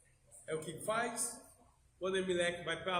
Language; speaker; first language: Portuguese; native; Portuguese